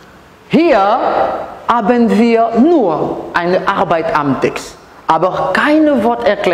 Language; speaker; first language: German; non-native, learner; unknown